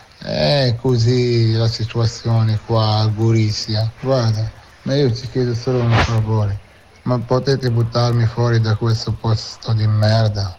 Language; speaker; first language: Italian; non-native, fluent; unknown